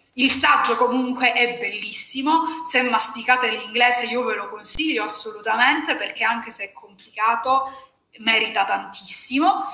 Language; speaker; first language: Italian; native; Italian